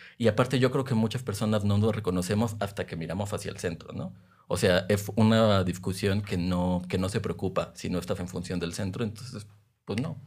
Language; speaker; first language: Spanish; native; Spanish